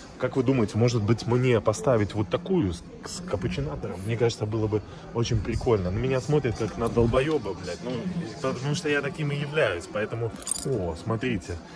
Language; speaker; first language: Russian; native; Russian